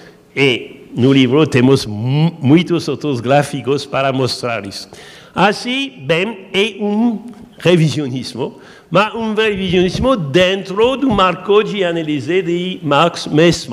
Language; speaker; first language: Portuguese; non-native, learner; French